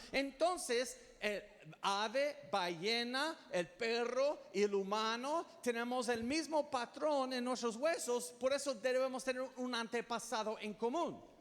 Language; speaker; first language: Spanish; non-native, fluent; English